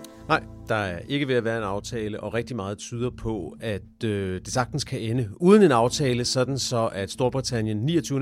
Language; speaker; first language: Danish; native; Danish